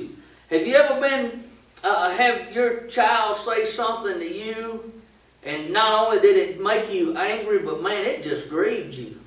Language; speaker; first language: English; native; English